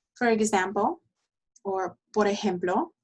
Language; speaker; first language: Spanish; early bilingual, heritage; Spanish